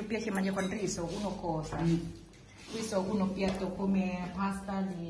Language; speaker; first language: Italian; non-native, learner; Thai